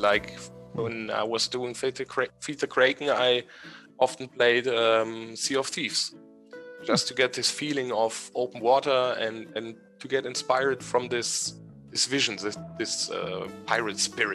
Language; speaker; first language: English; non-native, fluent; German